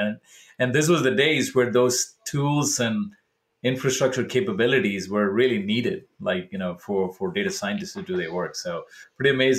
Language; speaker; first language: English; non-native, local second language; Tamil